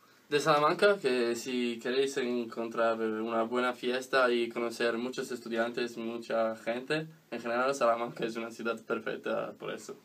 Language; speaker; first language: Spanish; non-native, learner; Italian